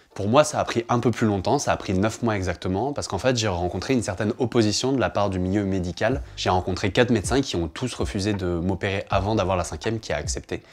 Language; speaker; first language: French; native; French